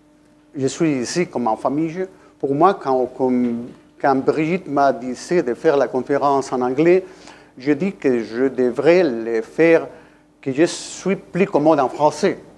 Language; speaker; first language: French; non-native, fluent; Spanish